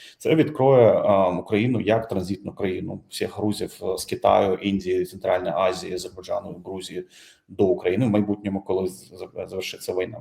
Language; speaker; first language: Ukrainian; non-native, fluent; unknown